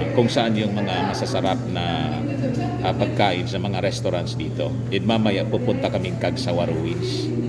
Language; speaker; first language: Filipino; non-native, local second language; Bikol